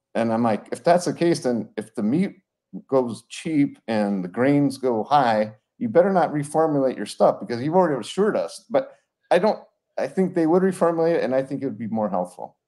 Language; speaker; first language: English; native; English